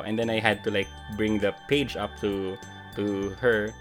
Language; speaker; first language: English; non-native, local second language; Filipino